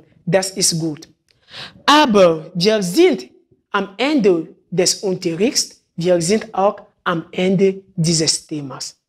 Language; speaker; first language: German; non-native, fluent; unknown